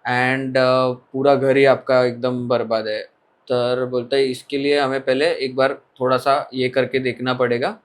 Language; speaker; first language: Hindi; non-native, local second language; Marathi